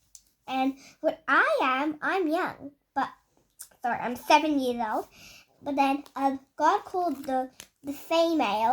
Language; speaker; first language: English; native; English